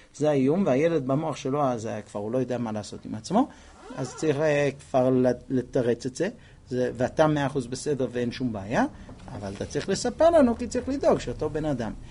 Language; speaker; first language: Hebrew; non-native, fluent; English